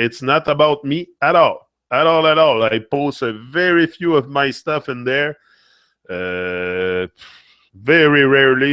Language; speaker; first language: English; non-native, fluent; French